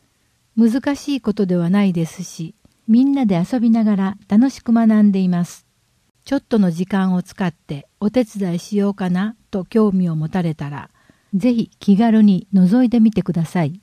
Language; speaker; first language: Japanese; native; Japanese